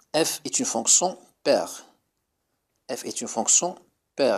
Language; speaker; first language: French; non-native, local second language; Arabic